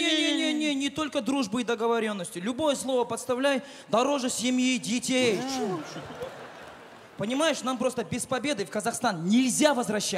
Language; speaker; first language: Russian; native; Russian